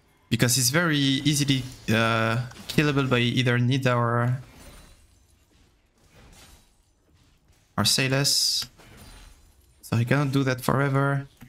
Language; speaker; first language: English; non-native, fluent; French